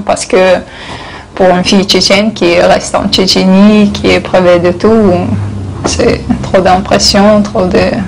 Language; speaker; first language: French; non-native, fluent; Chechen